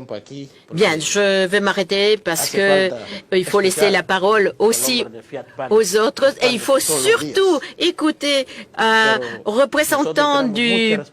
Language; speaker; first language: French; non-native, local second language; Portuguese